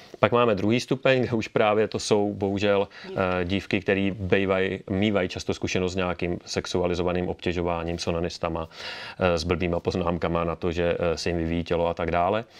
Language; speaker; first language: Czech; native; Czech